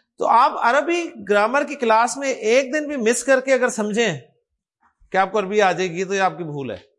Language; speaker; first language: Urdu; native; Urdu